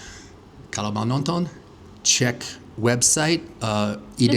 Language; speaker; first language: Indonesian; non-native, fluent; English